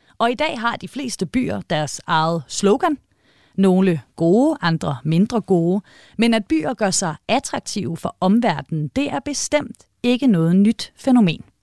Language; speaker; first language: Danish; native; Danish